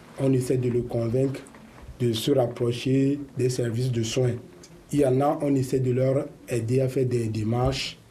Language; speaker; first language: French; native; French